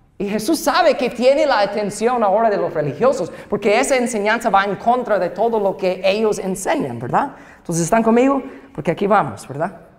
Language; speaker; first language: Spanish; non-native, fluent; English